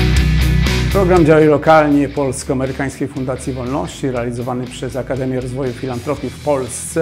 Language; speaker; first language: Polish; native; Polish